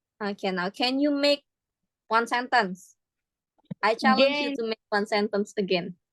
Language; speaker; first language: English; non-native, fluent; Indonesian